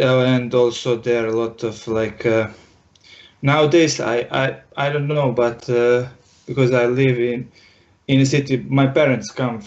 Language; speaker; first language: English; non-native, learner; Serbian